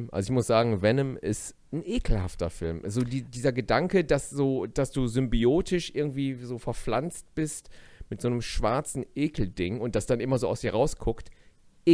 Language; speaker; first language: German; native; German